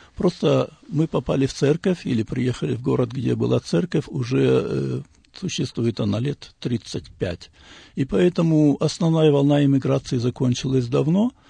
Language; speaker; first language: Russian; native; Russian